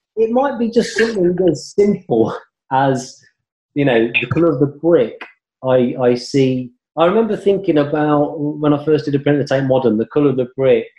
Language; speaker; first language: English; native; English